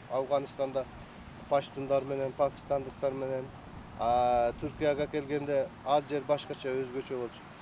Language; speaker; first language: Kyrgyz; early bilingual, heritage; Kyrgyz